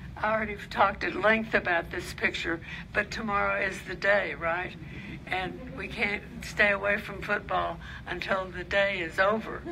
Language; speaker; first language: English; native; English